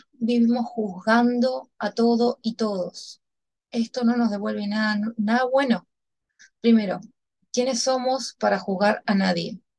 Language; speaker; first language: Spanish; native; Spanish